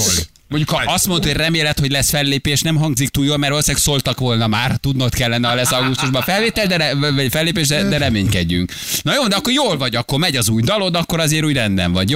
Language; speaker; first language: Hungarian; native; Hungarian